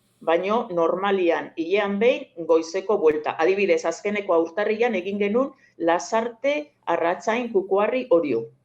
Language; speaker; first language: Basque; native; Basque